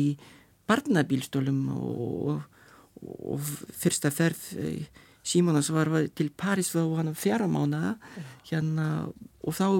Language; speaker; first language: Icelandic; non-native, fluent; Lithuanian